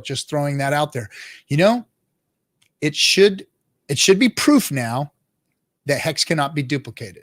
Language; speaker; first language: English; native; English